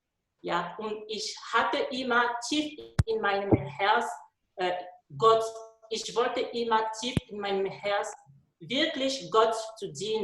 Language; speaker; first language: German; non-native, learner; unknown